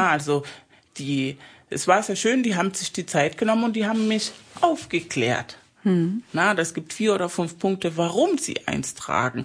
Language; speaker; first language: German; early bilingual, other home language; Spanish